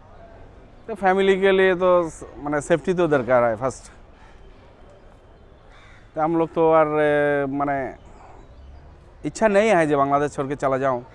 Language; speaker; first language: Hindi; non-native, local second language; Bangla